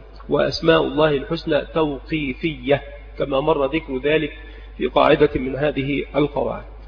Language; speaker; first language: Arabic; native; Arabic